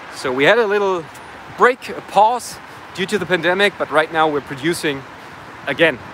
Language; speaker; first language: English; non-native, fluent; German